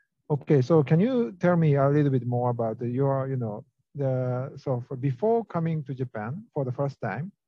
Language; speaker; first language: English; non-native, fluent; Japanese